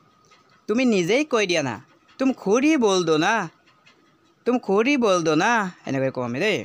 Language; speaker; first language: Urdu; non-native, local second language; Assamese